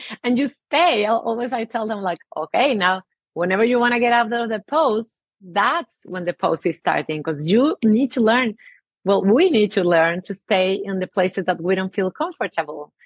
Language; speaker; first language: English; non-native, fluent; Spanish